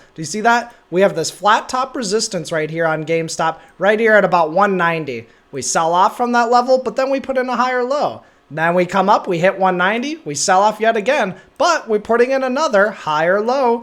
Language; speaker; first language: English; native; English